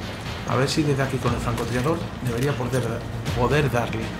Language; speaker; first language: Spanish; native; Spanish